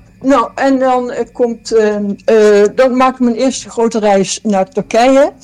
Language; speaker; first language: Dutch; native; Dutch